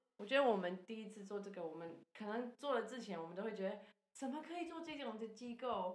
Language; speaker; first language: Chinese; non-native, fluent; English